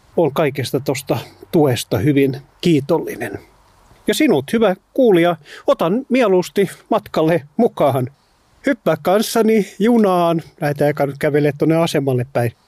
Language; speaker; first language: Finnish; native; Finnish